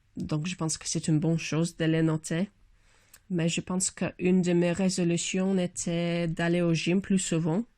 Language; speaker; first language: French; non-native, learner; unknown